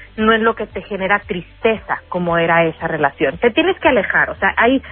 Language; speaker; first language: Spanish; native; Spanish